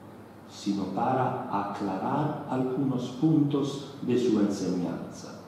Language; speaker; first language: Spanish; non-native, learner; Italian